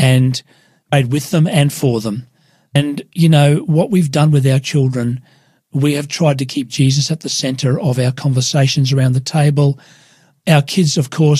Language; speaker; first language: English; native; English